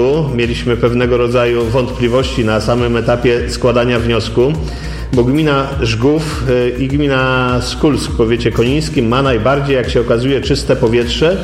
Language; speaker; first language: Polish; native; Polish